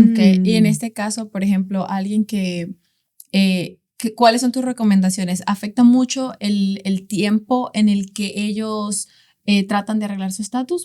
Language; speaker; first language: Spanish; native; Spanish